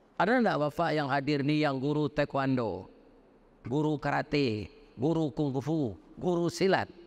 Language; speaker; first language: Indonesian; non-native, local second language; Minangkabau